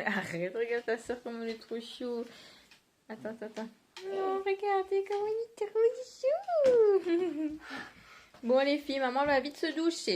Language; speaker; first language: French; native; French